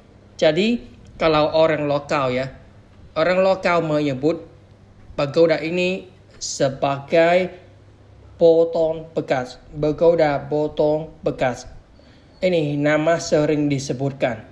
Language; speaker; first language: Indonesian; non-native, learner; Vietnamese